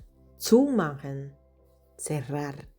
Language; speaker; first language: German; non-native, fluent; Spanish